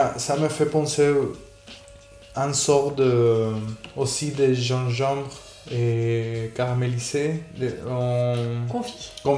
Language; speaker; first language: French; non-native, fluent; Spanish